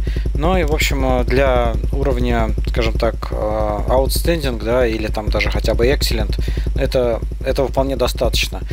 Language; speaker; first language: Russian; native; Russian